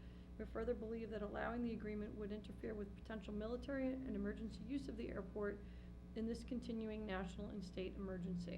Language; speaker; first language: English; native; English